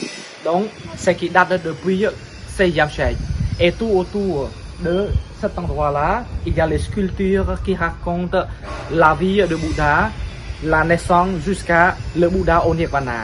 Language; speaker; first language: French; non-native, fluent; Khmer